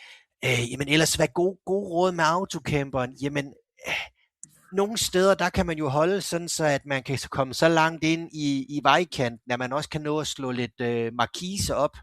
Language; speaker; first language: Danish; native; Danish